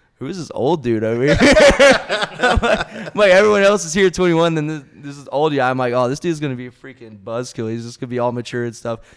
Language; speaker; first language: English; native; English